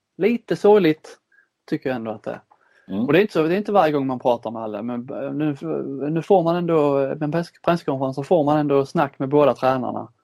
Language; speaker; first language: Swedish; native; Swedish